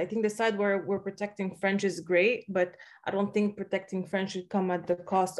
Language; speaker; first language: English; native; English